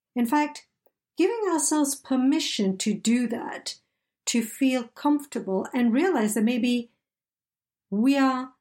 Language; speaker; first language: English; native; English